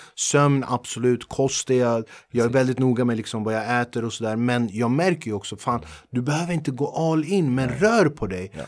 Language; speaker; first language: Swedish; early bilingual, other home language; Kurdish